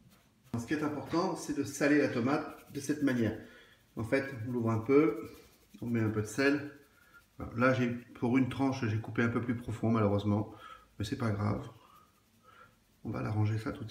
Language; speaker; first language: French; native; French